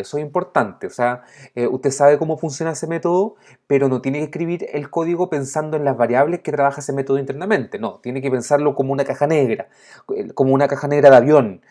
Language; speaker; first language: Spanish; native; Spanish